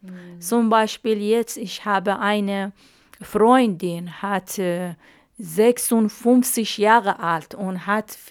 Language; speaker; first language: German; non-native, learner; Arabic